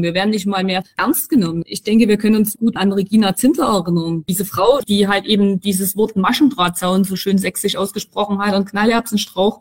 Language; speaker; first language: German; native; German